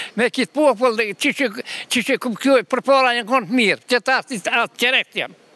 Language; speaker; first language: Albanian; native; Albanian